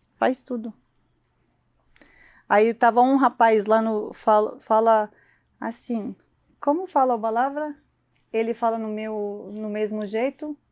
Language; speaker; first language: Portuguese; non-native, learner; Arabic